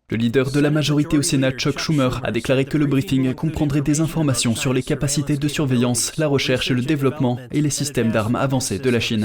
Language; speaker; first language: French; native; French